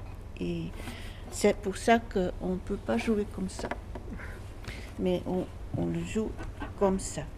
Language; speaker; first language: French; non-native, fluent; Dutch